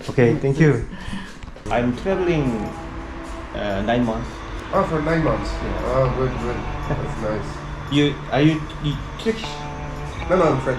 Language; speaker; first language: English; non-native, learner; Korean